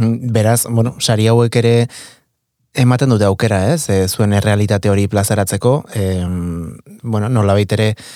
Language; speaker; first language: Basque; native; Basque